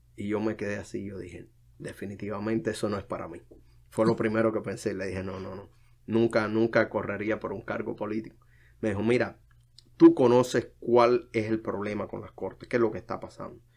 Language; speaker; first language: Spanish; native; Spanish